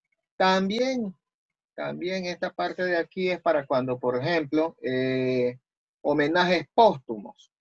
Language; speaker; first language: Spanish; native; Spanish